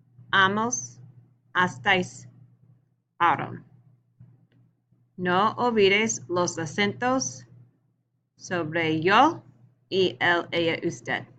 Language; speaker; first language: Spanish; non-native, learner; English